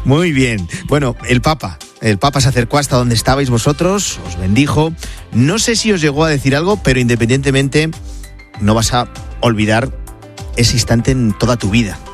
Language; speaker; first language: Spanish; native; Spanish